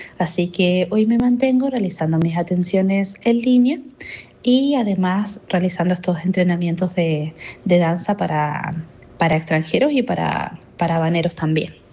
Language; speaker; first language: Spanish; native; Spanish